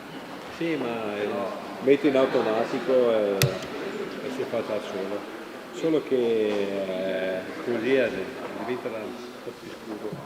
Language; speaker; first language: Italian; native; Italian